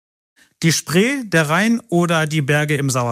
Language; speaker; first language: German; native; German